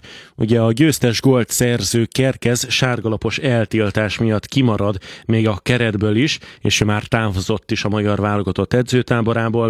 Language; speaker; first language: Hungarian; native; Hungarian